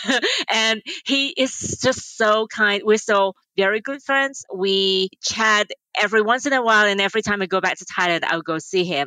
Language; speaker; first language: English; non-native, local second language; Cantonese